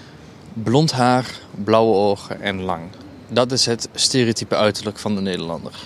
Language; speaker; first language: Dutch; native; Dutch